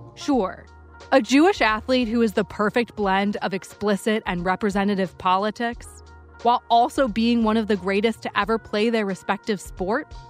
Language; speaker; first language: English; native; English